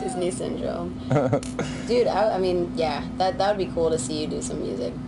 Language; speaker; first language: English; native; English